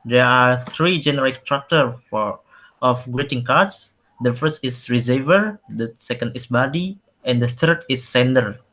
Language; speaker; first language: English; non-native, local second language; Indonesian